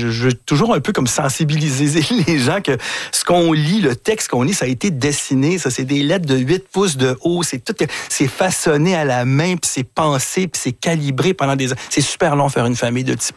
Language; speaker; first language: French; native; French